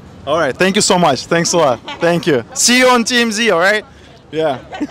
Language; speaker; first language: English; non-native, fluent; Russian